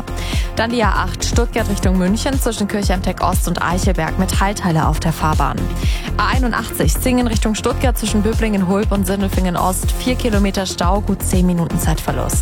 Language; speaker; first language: German; native; German